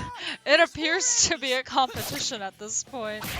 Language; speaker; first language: English; native; English